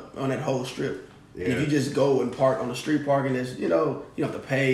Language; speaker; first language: English; native; English